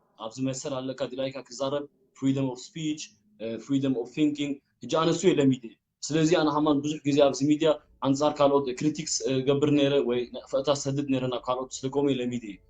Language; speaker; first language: Tigrinya; early bilingual, heritage; Tigrinya